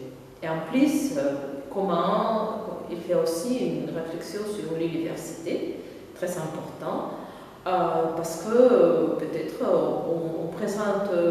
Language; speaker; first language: French; non-native, fluent; Catalan